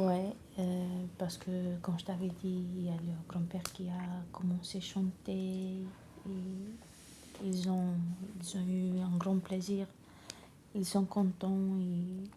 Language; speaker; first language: French; non-native, fluent; Romanian